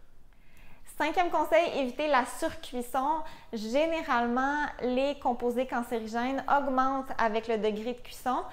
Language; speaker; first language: French; native; French